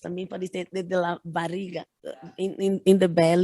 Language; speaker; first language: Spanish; non-native, learner; Portuguese